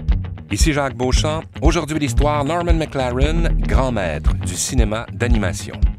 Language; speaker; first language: French; native; French